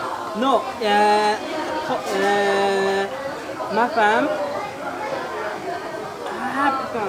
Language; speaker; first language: French; non-native, learner; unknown